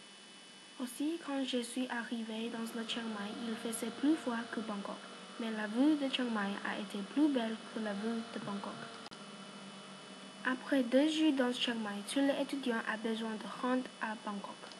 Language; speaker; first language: French; non-native, learner; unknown